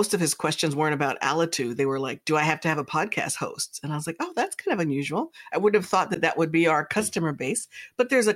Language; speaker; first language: English; native; English